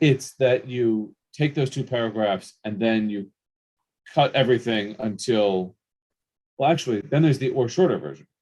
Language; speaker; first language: English; native; English